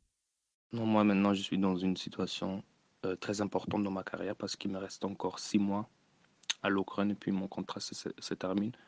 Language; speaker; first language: French; early bilingual, other home language; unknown